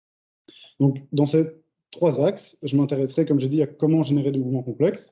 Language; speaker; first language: French; native; French